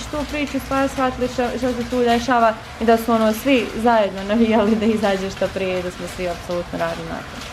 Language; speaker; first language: Bosnian; native; Bosnian